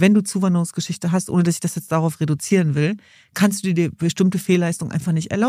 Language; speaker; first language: German; early bilingual, other home language; Kurdish